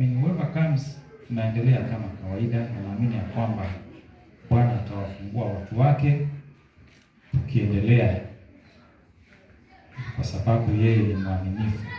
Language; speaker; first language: Swahili; native; Swahili